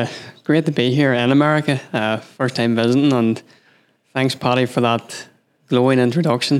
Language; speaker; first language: English; native; English